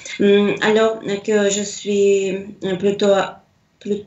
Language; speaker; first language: French; non-native, learner; Russian